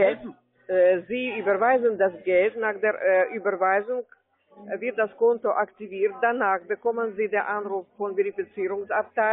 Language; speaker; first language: German; non-native, fluent; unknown